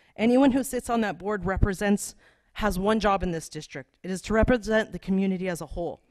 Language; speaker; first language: English; native; English